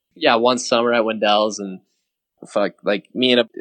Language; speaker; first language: English; native; English